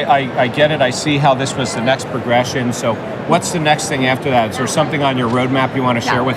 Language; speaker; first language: English; native; English